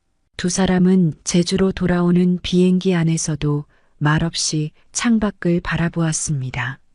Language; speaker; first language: Korean; native; Korean